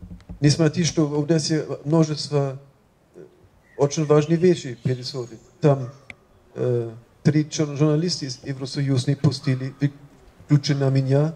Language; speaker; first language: Russian; non-native, fluent; German